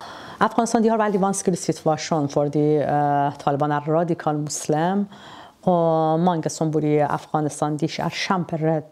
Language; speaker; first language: Norwegian; non-native, learner; Persian